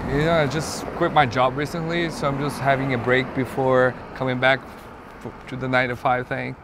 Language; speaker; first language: English; non-native, fluent; Portuguese